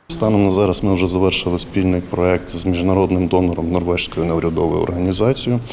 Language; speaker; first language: Ukrainian; native; Ukrainian